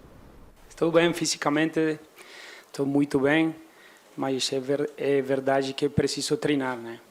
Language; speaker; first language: Portuguese; non-native, fluent; Spanish